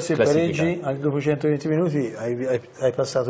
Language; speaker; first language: Italian; native; Italian